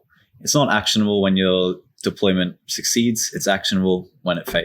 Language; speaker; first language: English; native; English